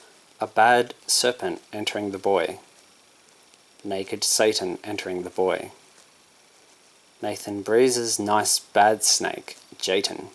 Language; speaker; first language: English; native; English